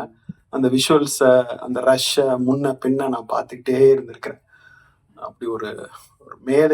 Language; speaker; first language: Tamil; native; Tamil